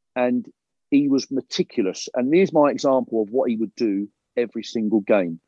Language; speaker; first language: English; native; English